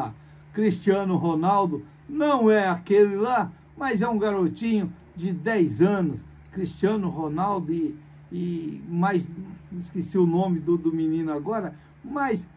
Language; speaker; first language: Portuguese; native; Portuguese